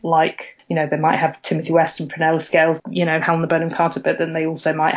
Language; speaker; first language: English; native; English